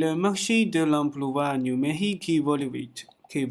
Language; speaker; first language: French; non-native, learner; Chinese